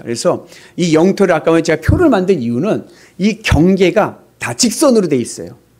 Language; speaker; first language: Korean; native; Korean